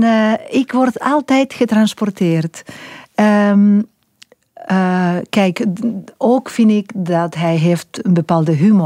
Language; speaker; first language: Dutch; non-native, local second language; French